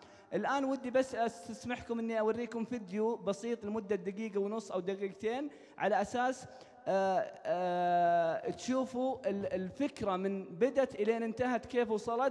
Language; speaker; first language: Arabic; native; Arabic